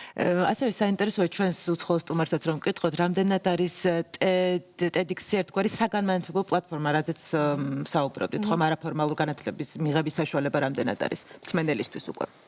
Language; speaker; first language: Georgian; native; Georgian